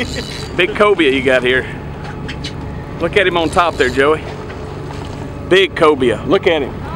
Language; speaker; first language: English; native; English